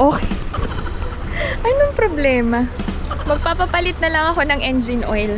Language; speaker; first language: Filipino; native; Filipino